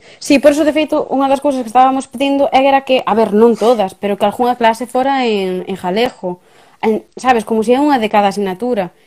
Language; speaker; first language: Galician; native; Galician